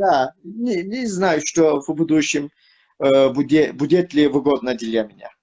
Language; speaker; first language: Russian; non-native, learner; Turkish